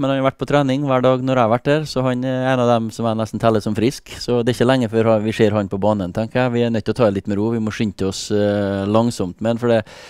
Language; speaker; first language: Norwegian; native; Norwegian